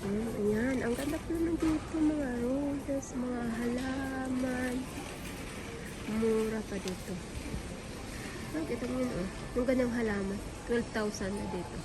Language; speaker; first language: Filipino; native; Filipino